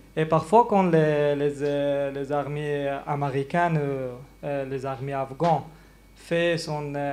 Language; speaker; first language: French; non-native, learner; Persian